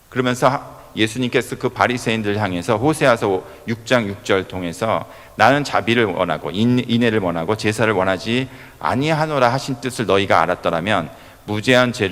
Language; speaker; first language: Korean; native; Korean